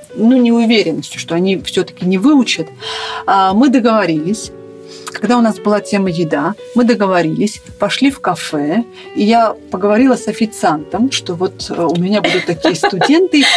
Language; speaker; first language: Russian; non-native, local second language; Armenian